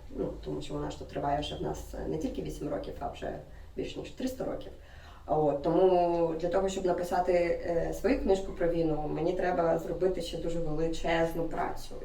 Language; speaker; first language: Ukrainian; non-native, local second language; Russian